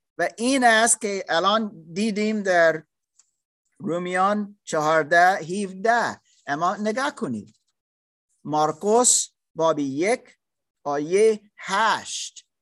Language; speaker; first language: Persian; non-native, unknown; English